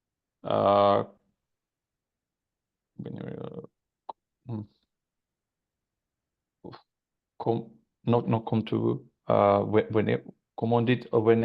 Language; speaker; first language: French; non-native, learner; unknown